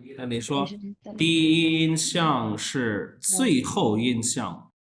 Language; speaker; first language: Chinese; non-native, fluent; Urdu